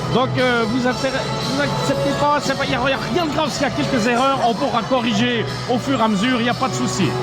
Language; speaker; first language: French; native; French